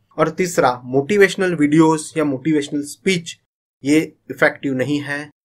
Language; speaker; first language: Hindi; non-native, local second language; Gujarati